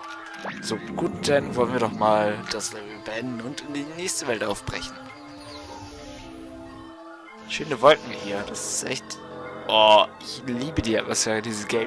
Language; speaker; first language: German; native; German